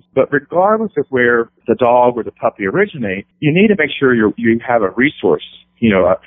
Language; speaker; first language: English; native; English